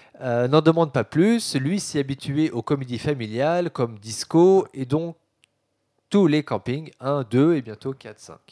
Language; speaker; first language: French; native; French